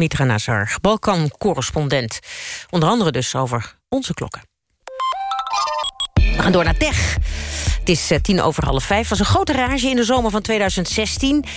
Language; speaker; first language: Dutch; native; Dutch